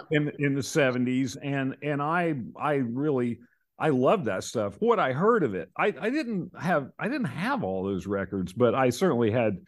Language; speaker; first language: English; native; English